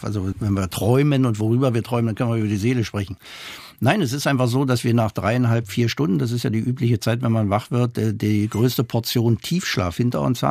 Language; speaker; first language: German; non-native, fluent; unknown